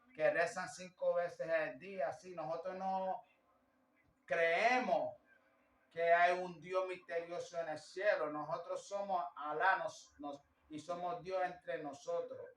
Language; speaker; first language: Spanish; early bilingual, heritage; Spanish